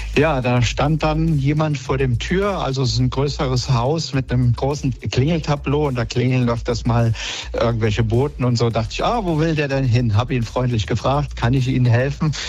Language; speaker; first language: German; native; German